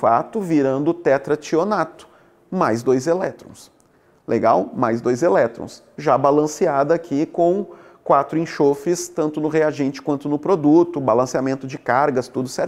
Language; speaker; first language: Portuguese; native; Portuguese